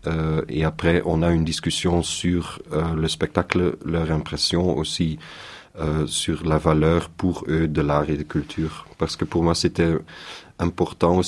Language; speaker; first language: French; non-native, local second language; Dutch